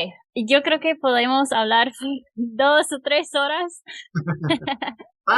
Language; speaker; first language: Spanish; non-native, fluent; English